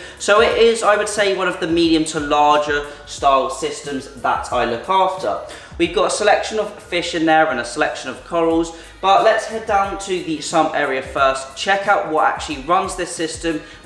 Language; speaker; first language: English; native; English